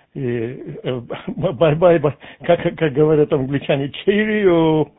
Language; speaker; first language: Russian; native; Russian